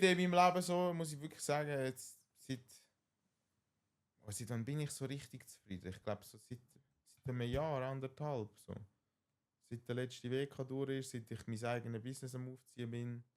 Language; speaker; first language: German; native; German